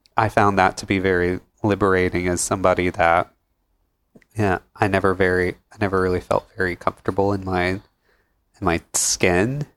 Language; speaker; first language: English; native; English